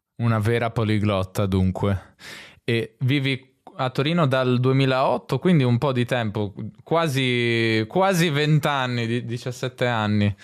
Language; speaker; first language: Italian; native; Italian